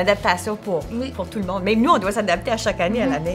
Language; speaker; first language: French; native; French